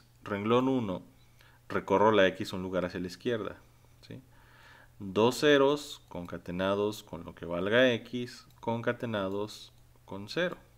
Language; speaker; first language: Spanish; native; Spanish